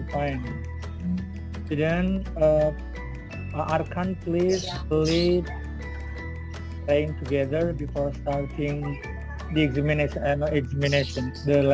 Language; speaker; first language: English; non-native, learner; Indonesian